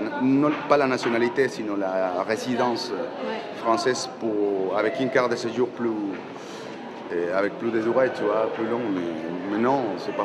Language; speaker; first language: French; non-native, fluent; Spanish